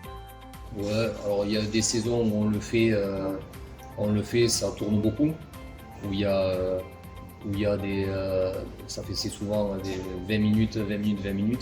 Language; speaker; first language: French; native; French